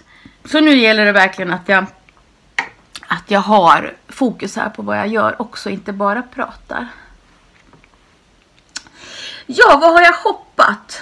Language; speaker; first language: Swedish; native; Swedish